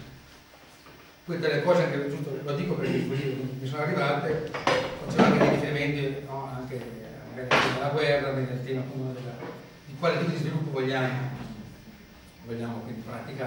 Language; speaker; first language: Italian; native; Italian